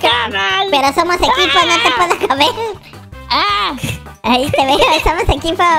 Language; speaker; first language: Spanish; native; Spanish